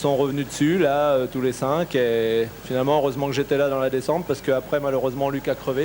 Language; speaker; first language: French; native; French